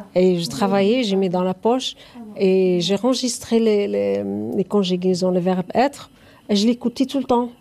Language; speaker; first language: French; non-native, fluent; Arabic